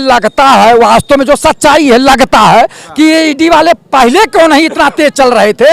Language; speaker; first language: Hindi; native; Hindi